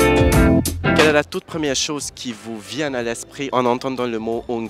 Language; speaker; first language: French; non-native, fluent; Hungarian